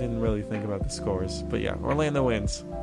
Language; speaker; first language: English; native; English